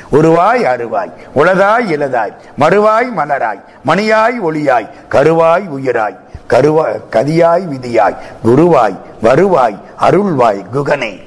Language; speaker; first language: Tamil; native; Tamil